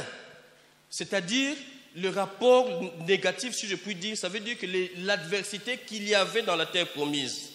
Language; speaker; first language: French; non-native, local second language; Lingala